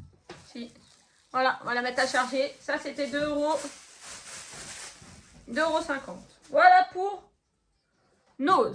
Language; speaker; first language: French; native; French